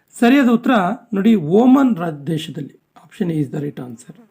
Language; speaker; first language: Kannada; native; Kannada